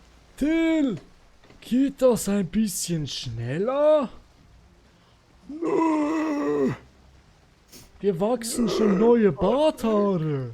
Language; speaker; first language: German; native; German